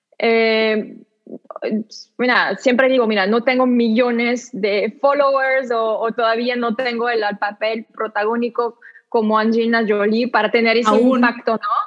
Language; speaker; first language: Spanish; non-native, fluent; French